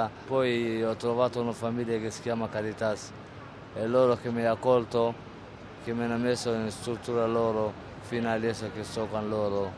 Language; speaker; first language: Italian; non-native, learner; Somali